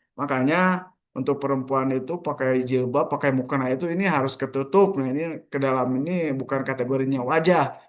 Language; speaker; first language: Indonesian; non-native, local second language; Sundanese